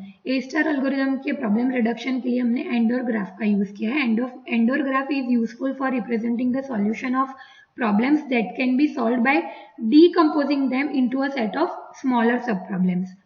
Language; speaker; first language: Hindi; non-native, local second language; Gujarati